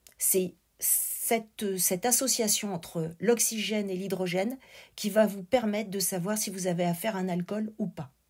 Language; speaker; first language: French; native; French